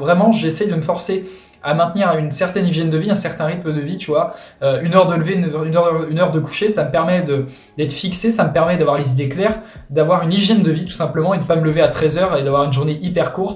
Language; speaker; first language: French; native; French